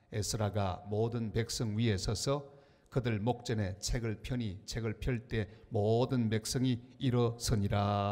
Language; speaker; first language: Korean; native; Korean